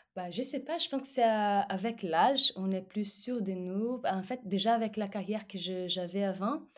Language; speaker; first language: French; non-native, fluent; Portuguese